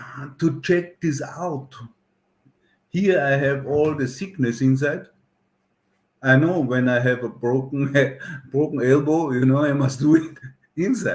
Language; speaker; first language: English; non-native, learner; German